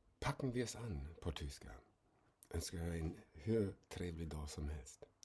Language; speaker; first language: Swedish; non-native, fluent; German